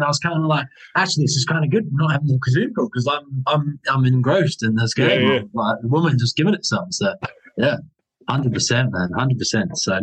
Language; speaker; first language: English; native; English